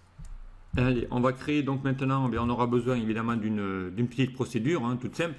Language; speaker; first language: French; native; French